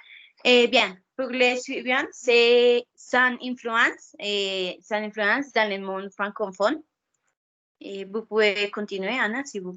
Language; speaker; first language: French; non-native, learner; Spanish